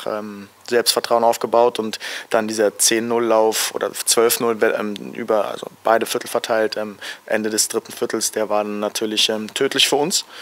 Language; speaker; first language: German; native; German